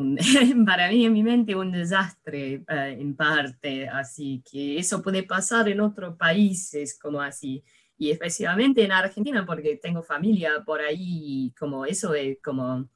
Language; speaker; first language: Spanish; early bilingual, heritage; Spanish